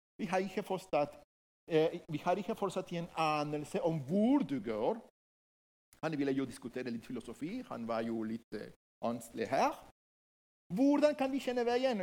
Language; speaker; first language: Norwegian; non-native, fluent; Spanish